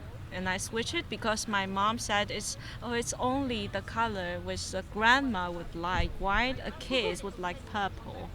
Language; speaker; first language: English; non-native, fluent; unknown